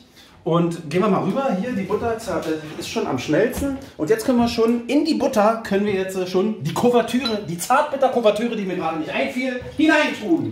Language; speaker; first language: German; native; German